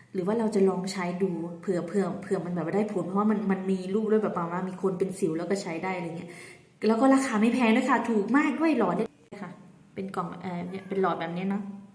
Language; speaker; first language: Thai; native; Thai